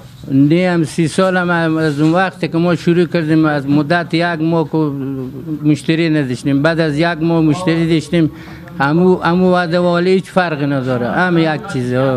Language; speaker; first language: Persian; native; Persian